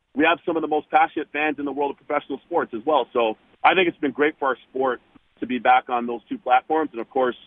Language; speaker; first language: English; native; English